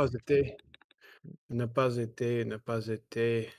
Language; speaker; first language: French; non-native, learner; Russian